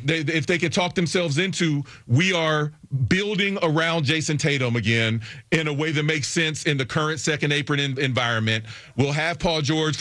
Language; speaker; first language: English; native; English